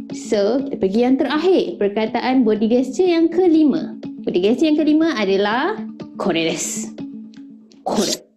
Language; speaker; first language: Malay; native; Malay